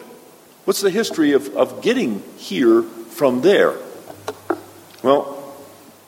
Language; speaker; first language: English; native; English